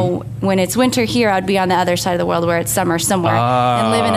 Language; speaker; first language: English; native; English